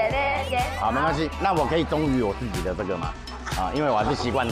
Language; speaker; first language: Chinese; native; Chinese